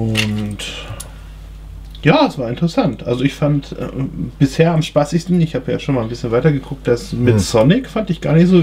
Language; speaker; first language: German; native; German